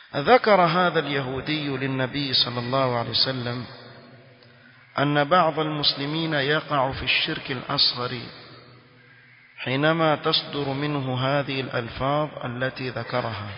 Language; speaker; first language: Arabic; non-native, fluent; Swahili